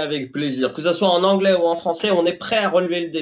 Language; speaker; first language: French; native; French